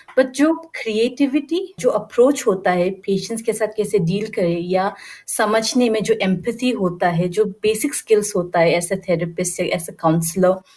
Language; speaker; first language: Hindi; non-native, local second language; Garo